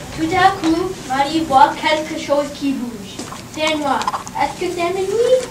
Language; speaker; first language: French; non-native, learner; English